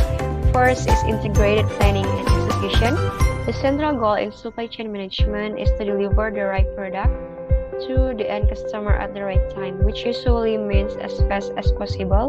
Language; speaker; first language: English; non-native, learner; Indonesian